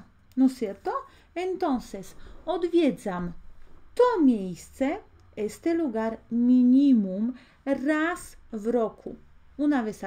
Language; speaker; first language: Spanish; non-native, fluent; Polish